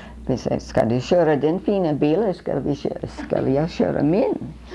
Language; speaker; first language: Swedish; early bilingual, heritage; Swedish